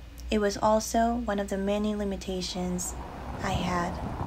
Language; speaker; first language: English; non-native, fluent; Spanish